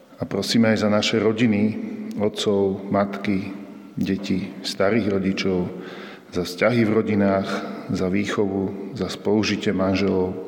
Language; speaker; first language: Slovak; native; Slovak